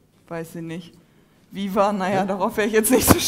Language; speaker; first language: German; early bilingual, other home language; Turkish